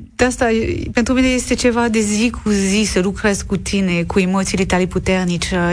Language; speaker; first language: Romanian; non-native, learner; French